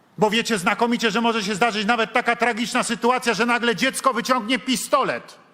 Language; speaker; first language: Polish; native; Polish